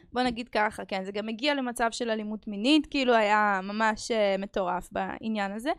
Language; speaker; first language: Hebrew; early bilingual, other home language; Russian